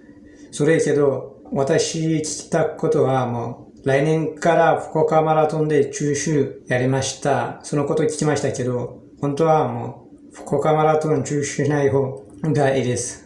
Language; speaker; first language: Japanese; non-native, fluent; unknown